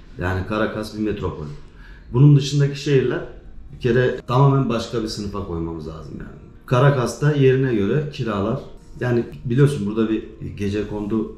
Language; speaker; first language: Turkish; native; Turkish